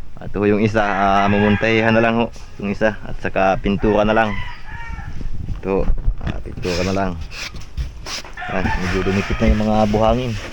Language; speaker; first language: Filipino; non-native, local second language; Bikol